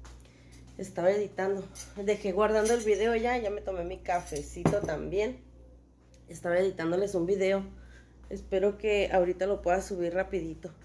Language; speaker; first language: Spanish; native; Spanish